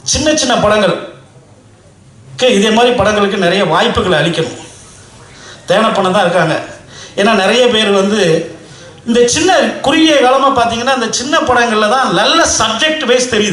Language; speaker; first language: Tamil; native; Tamil